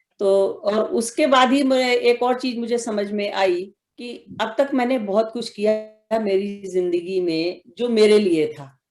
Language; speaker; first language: Hindi; native; Hindi